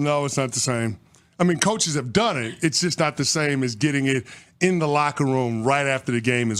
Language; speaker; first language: English; native; English